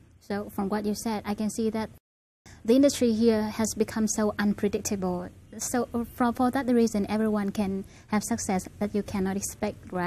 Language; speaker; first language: English; non-native, fluent; Vietnamese